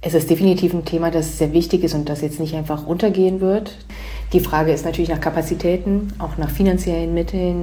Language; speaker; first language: German; native; German